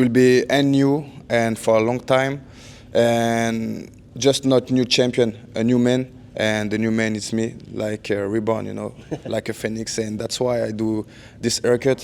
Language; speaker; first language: English; non-native, learner; French